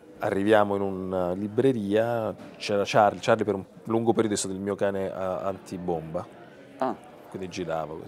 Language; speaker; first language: Italian; native; Italian